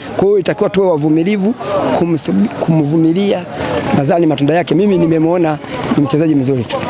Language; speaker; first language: Swahili; native; Swahili